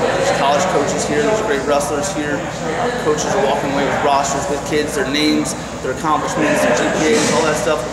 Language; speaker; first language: English; native; English